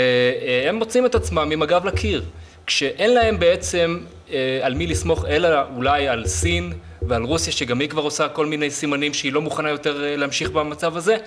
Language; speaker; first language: Hebrew; native; Hebrew